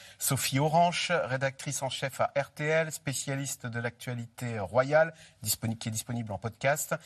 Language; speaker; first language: French; native; French